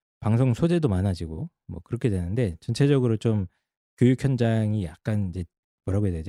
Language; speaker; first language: Korean; native; Korean